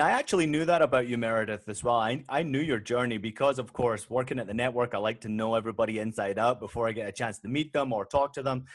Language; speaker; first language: English; native; English